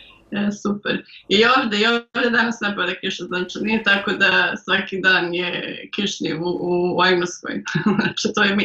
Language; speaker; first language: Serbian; early bilingual, heritage; Serbian